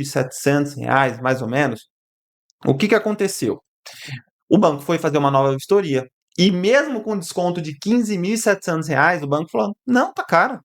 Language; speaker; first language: Portuguese; native; Portuguese